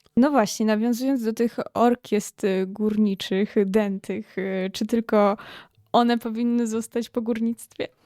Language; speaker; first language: Polish; native; Polish